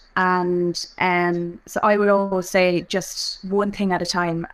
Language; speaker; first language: English; native; English